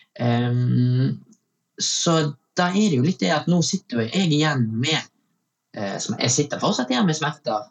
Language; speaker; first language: Norwegian; early bilingual, other home language; Tamil